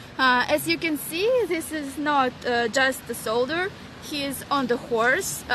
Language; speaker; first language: English; non-native, learner; Russian